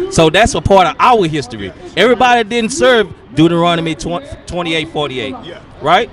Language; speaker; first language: English; native; English